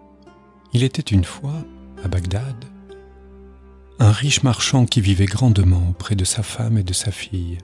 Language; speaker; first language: French; native; French